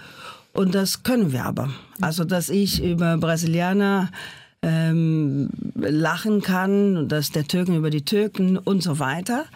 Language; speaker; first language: German; non-native, fluent; Portuguese